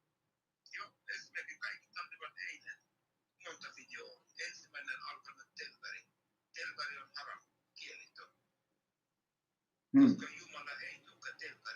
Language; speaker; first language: Finnish; non-native, learner; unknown